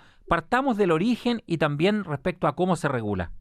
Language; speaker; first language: Spanish; native; Spanish